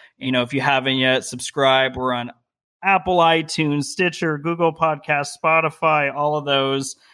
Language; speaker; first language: English; native; English